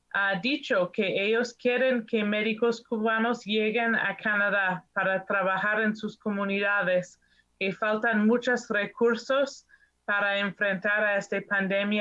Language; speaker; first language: Spanish; non-native, learner; English